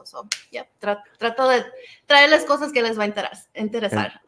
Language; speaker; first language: Spanish; early bilingual, heritage; Spanish